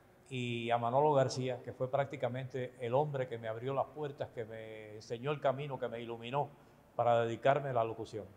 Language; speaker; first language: Spanish; native; Spanish